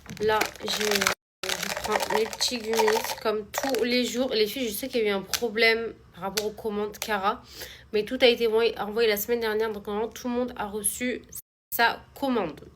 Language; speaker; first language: French; early bilingual, other home language; Arabic